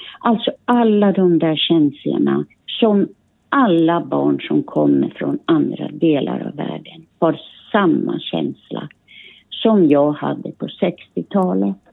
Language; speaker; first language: Swedish; early bilingual, other home language; Finnish